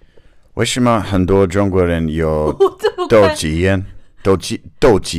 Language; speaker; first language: Chinese; non-native, learner; English